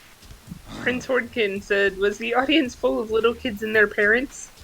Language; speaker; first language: English; native; English